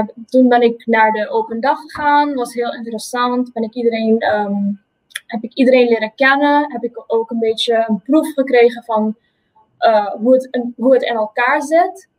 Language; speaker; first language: Dutch; non-native, local second language; Papiamento